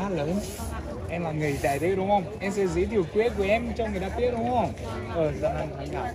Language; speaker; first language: Vietnamese; non-native, learner; Chinese